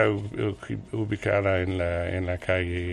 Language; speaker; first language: Spanish; non-native, learner; French